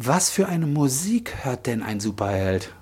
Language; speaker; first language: German; native; German